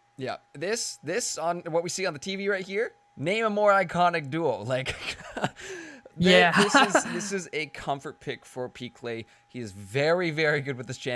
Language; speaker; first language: English; native; English